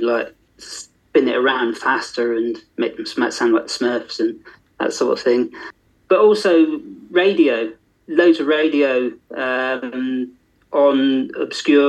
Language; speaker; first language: English; native; English